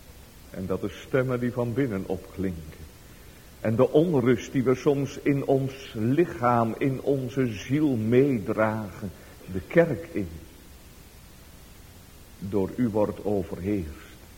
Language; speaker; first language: Dutch; native; Dutch